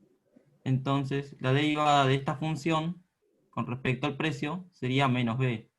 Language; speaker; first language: Spanish; native; Spanish